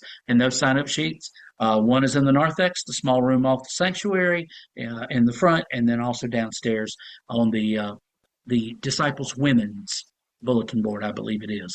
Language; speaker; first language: English; native; English